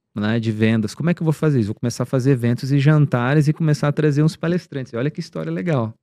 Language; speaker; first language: Portuguese; native; Portuguese